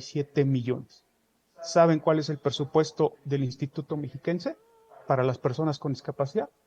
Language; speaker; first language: Spanish; native; Spanish